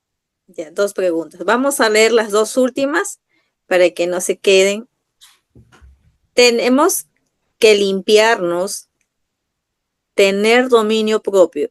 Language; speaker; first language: Spanish; native; Spanish